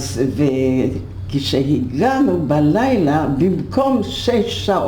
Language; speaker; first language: Hebrew; non-native, fluent; Polish